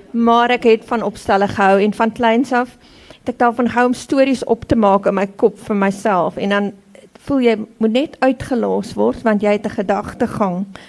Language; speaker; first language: Afrikaans; native; Afrikaans